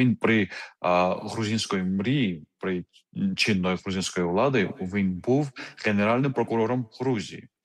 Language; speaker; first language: Ukrainian; non-native, fluent; Georgian